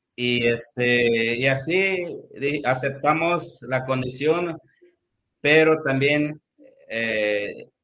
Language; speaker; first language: Spanish; native; Spanish